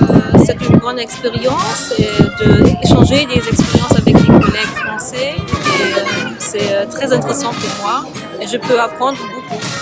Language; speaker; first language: French; non-native, fluent; German